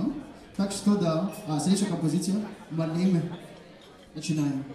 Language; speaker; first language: Russian; non-native, fluent; Malagasy